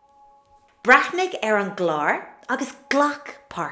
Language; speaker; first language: Irish; non-native, local second language; English